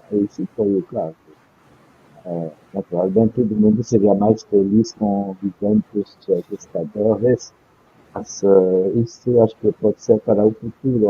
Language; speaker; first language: Portuguese; non-native, fluent; French